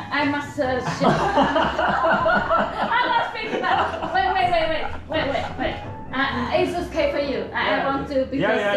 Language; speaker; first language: English; non-native, learner; Swedish